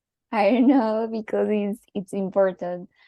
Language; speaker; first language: English; non-native, learner; Spanish